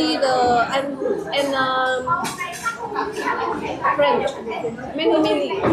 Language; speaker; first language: English; non-native, learner; Vietnamese